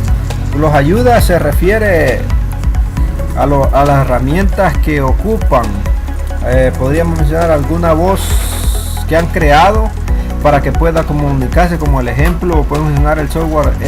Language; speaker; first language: Spanish; native; Spanish